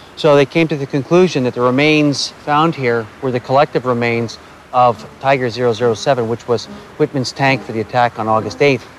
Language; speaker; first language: English; native; English